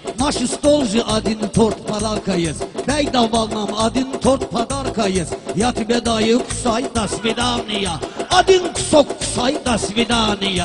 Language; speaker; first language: Russian; non-native, learner; Talysh